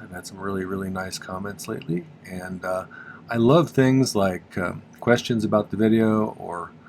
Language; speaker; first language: English; native; English